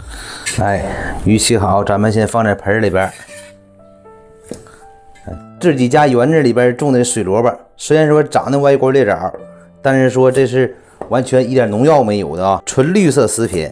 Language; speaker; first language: Chinese; native; Chinese